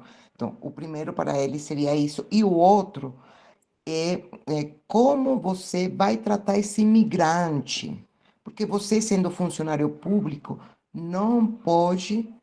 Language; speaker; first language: Portuguese; non-native, fluent; Spanish